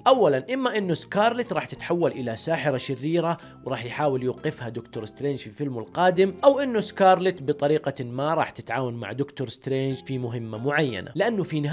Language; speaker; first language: Arabic; native; Arabic